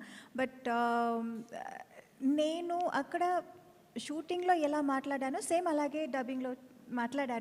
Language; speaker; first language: Telugu; non-native, fluent; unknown